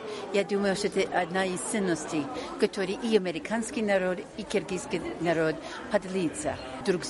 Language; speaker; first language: Russian; non-native, fluent; English